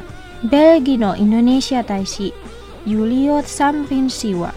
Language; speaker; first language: Japanese; non-native, fluent; Indonesian